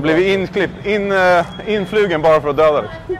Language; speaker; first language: Swedish; native; Swedish